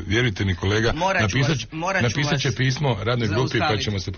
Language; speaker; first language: Croatian; native; Croatian